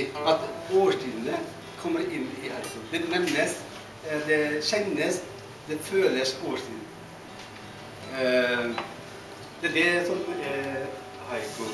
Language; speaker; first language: Norwegian; non-native, fluent; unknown